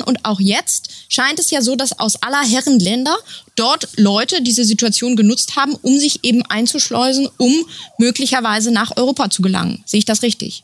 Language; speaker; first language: German; native; German